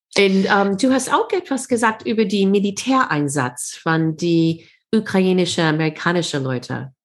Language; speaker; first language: German; non-native, fluent; English